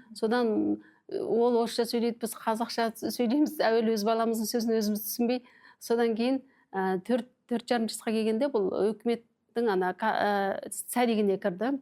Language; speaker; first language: Kazakh; early bilingual, heritage; Kazakh